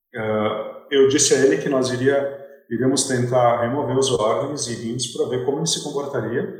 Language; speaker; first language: Portuguese; native; Portuguese